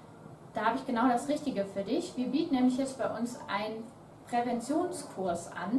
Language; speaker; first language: German; native; German